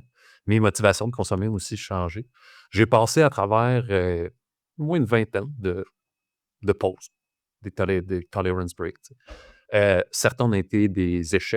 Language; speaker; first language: French; native; French